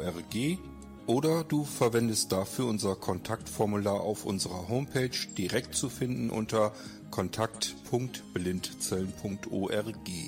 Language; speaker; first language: German; native; German